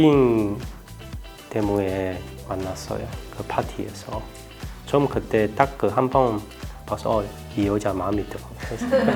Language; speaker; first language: Korean; non-native, learner; Chinese